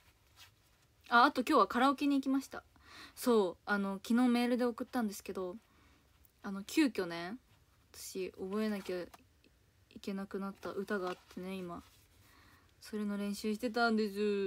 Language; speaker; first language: Japanese; native; Japanese